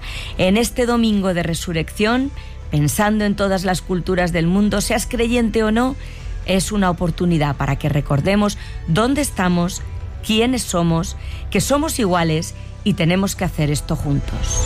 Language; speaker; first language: Spanish; native; Spanish